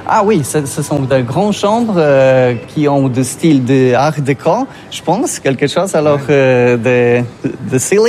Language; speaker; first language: French; non-native, learner; Polish